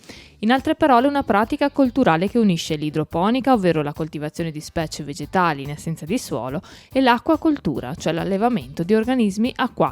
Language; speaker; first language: Italian; native; Italian